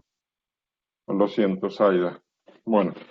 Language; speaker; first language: Spanish; native; Spanish